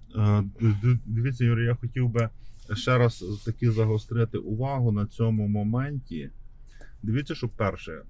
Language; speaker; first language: Ukrainian; native; Ukrainian